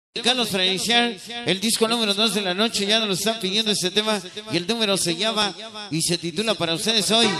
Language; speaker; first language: Spanish; native; Spanish